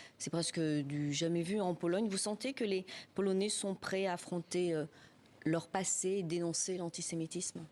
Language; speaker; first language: French; native; French